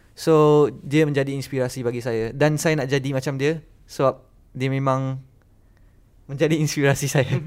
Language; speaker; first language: Malay; non-native, local second language; Tamil